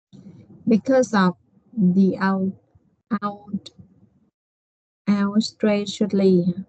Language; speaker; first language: English; non-native, learner; Vietnamese